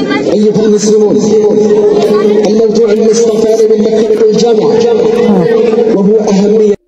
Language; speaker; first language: Arabic; non-native, learner; Bangla